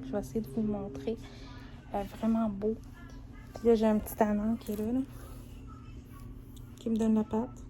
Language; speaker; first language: French; native; French